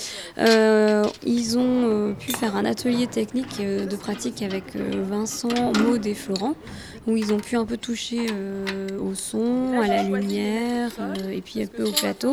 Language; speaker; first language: French; native; French